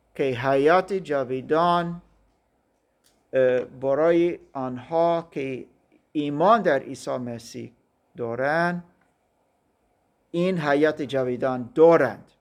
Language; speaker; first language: Persian; non-native, learner; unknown